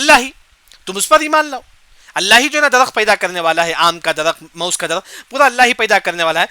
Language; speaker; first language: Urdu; non-native, local second language; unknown